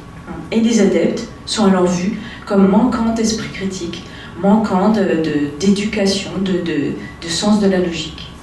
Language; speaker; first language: French; native; French